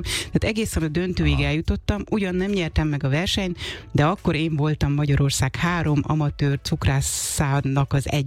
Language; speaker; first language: Hungarian; native; Hungarian